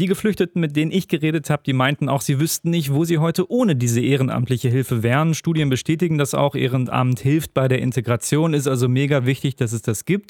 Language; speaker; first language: German; native; German